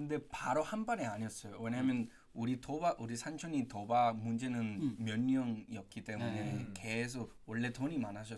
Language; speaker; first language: Korean; non-native, fluent; Spanish